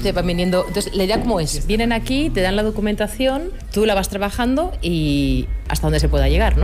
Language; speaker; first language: Spanish; native; Spanish